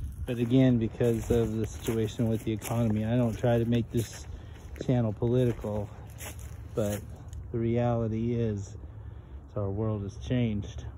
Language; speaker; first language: English; native; English